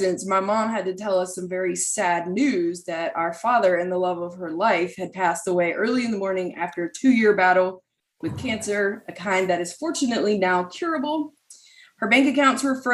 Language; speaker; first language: English; native; English